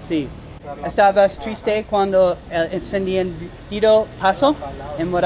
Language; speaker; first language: Spanish; non-native, learner; English